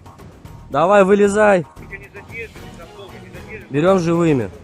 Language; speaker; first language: Russian; native; Russian